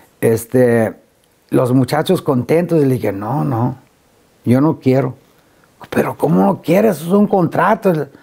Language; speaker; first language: Spanish; early bilingual, heritage; Spanish